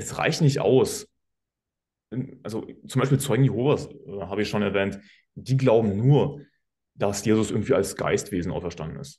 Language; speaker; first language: German; native; German